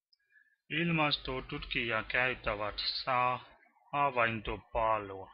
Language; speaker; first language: Finnish; non-native, learner; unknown